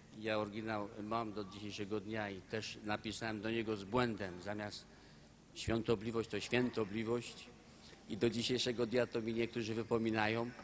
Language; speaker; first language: Polish; native; Polish